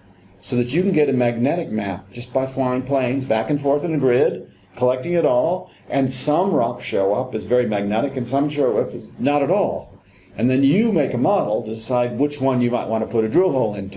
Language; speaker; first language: English; native; English